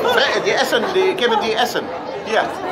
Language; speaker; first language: German; non-native, learner; Arabic